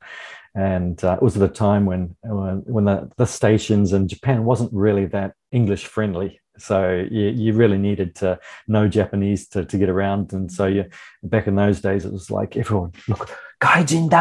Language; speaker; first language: English; native; English